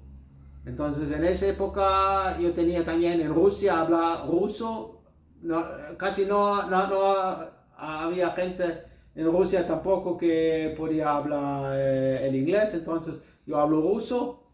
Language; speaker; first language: Spanish; non-native, learner; German